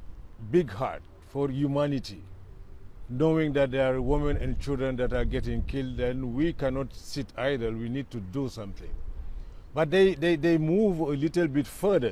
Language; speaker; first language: English; non-native, fluent; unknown